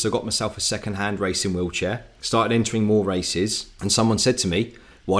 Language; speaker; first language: English; native; English